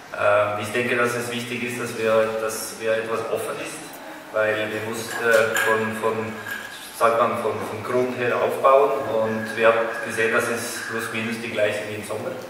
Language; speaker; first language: German; non-native, fluent; Norwegian